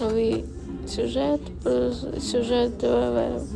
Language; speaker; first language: French; non-native, learner; Ukrainian